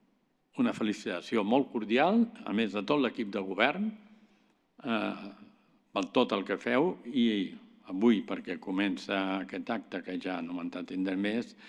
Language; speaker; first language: Catalan; native; Catalan